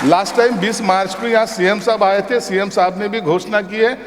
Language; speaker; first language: Hindi; non-native, local second language; Marathi